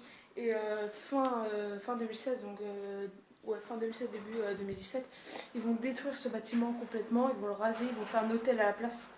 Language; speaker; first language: French; native; French